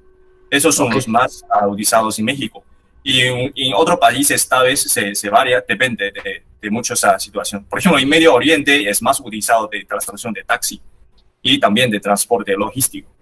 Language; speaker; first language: Spanish; non-native, fluent; Chinese